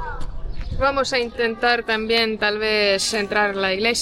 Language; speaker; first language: Spanish; non-native, fluent; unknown